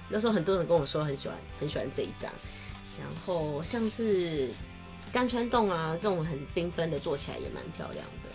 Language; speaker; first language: Chinese; native; Chinese